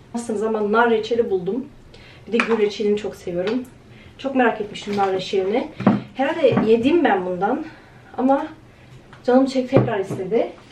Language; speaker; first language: Turkish; early bilingual, heritage; Turkish